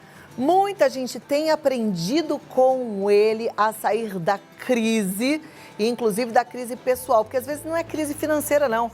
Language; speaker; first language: Portuguese; native; Portuguese